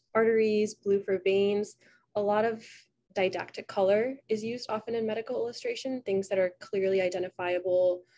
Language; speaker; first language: English; native; English